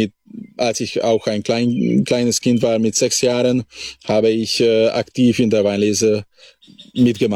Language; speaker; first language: German; non-native, local second language; Hungarian